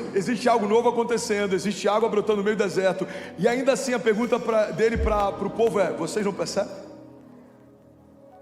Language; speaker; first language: Portuguese; native; Portuguese